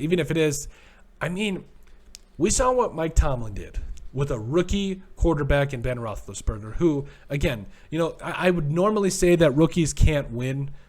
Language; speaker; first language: English; native; English